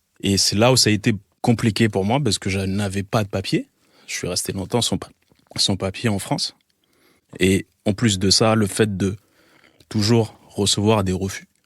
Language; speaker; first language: French; non-native, local second language; Arabic